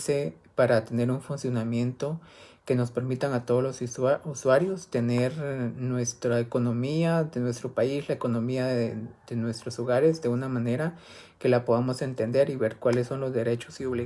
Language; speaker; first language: Spanish; native; Spanish